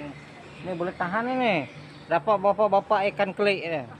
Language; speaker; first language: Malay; non-native, local second language; Iban